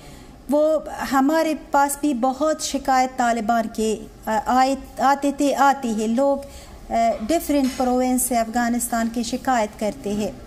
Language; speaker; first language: Hindi; non-native, learner; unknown